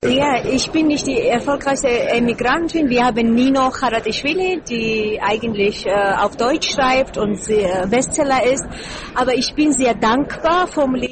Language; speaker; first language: German; non-native, fluent; Georgian